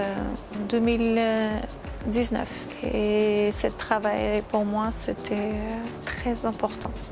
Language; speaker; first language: French; non-native, fluent; Armenian